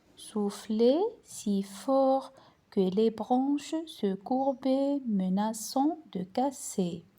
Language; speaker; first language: French; non-native, local second language; Arabic